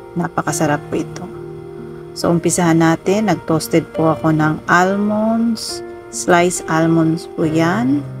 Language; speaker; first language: Filipino; non-native, local second language; Cebuano